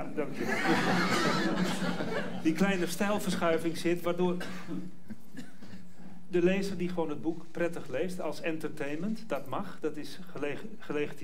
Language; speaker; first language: Dutch; native; Dutch